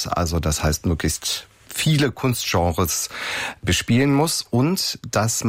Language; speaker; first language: German; native; German